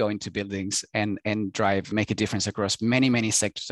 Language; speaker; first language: English; non-native, fluent; Spanish